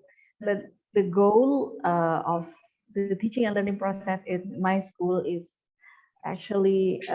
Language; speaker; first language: English; non-native, fluent; Indonesian